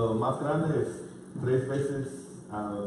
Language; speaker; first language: Spanish; non-native, learner; English